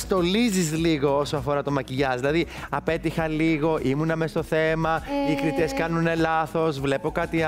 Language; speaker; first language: Greek; native; Greek